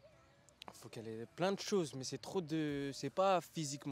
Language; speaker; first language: French; native; French